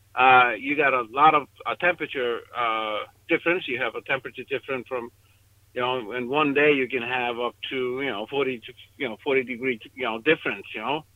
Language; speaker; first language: English; non-native, fluent; Icelandic